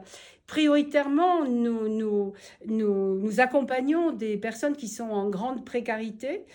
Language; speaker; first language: French; native; French